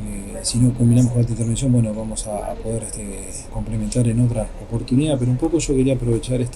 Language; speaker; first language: Spanish; native; Spanish